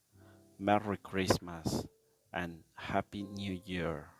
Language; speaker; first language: English; non-native, learner; Spanish